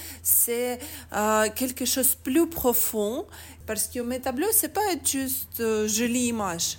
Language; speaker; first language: French; non-native, learner; Ukrainian